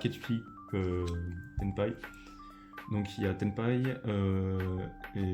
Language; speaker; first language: French; native; French